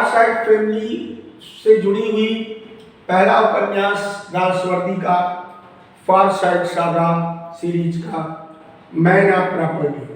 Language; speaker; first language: Hindi; native; Hindi